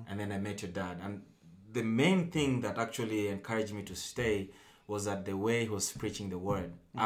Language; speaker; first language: English; non-native, local second language; Luyia